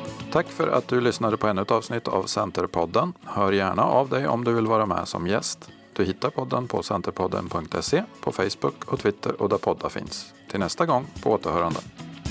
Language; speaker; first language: Swedish; native; Swedish